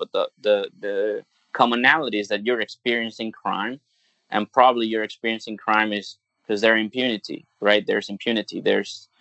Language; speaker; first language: English; non-native, fluent; Spanish